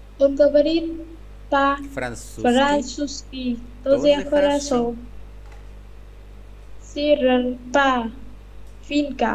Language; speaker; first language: Russian; non-native, learner; Vietnamese